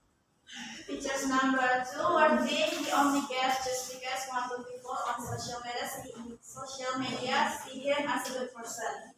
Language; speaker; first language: English; non-native, learner; Indonesian